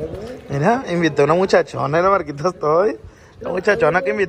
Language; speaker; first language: Spanish; native; Spanish